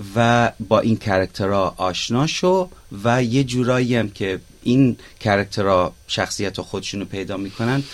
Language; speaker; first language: Persian; non-native, local second language; Arabic